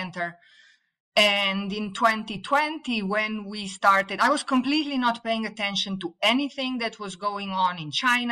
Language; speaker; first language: English; non-native, fluent; Slovenian